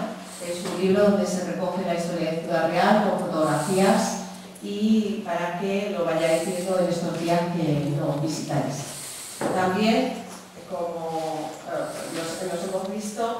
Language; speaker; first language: Spanish; native; Spanish